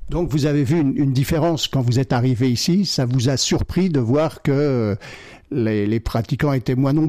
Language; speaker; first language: French; native; French